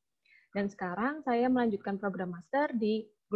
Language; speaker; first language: Indonesian; native; Indonesian